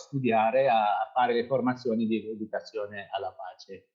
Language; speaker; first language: Italian; non-native, fluent; Kabyle